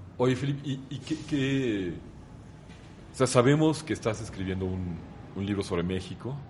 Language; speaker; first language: Spanish; native; Spanish